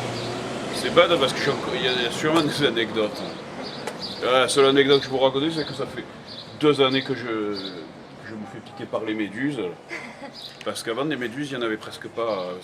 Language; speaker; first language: French; native; French